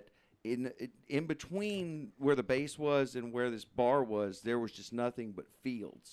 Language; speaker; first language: English; native; English